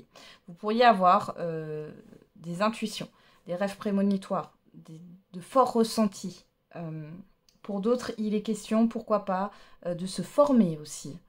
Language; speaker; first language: French; native; French